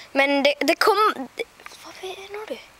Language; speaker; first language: Norwegian; native; Norwegian